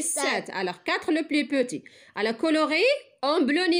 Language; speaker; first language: French; non-native, local second language; Arabic